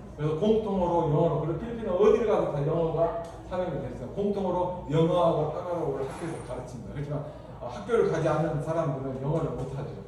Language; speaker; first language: Korean; native; Korean